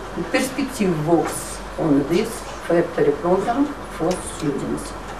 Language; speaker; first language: English; non-native, learner; Russian